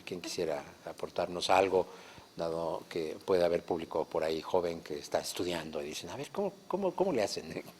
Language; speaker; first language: Spanish; native; Spanish